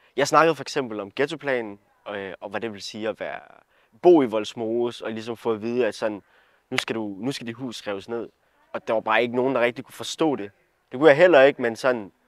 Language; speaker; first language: Danish; early bilingual, other home language; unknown